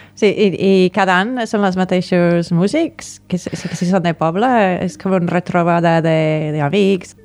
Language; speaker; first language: Catalan; non-native, fluent; English